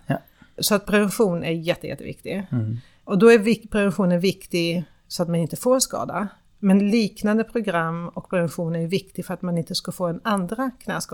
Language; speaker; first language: Swedish; native; Swedish